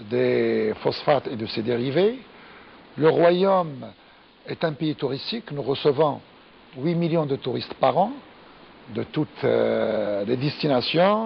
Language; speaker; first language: French; non-native, local second language; Arabic